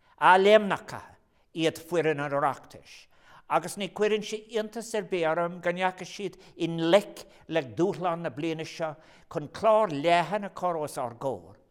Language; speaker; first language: Irish; non-native, local second language; English